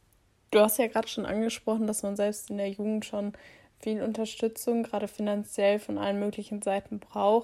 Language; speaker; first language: German; native; German